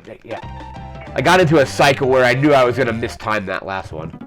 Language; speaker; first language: English; native; English